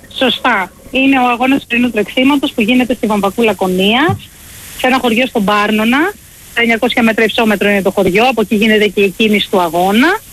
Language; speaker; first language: Greek; native; Greek